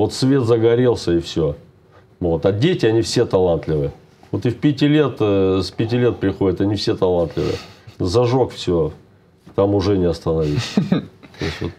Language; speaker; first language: Russian; native; Russian